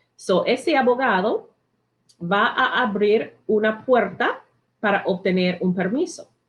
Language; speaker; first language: Spanish; non-native, learner; English